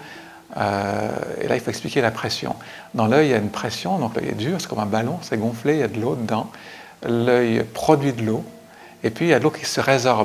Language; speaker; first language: French; native; French